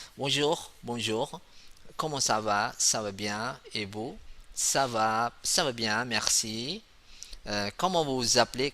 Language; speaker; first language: French; non-native, fluent; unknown